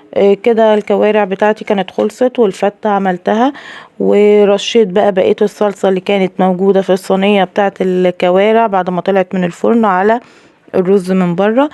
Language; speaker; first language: Arabic; native; Arabic